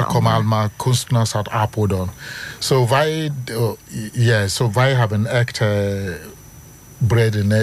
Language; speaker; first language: Dutch; non-native, learner; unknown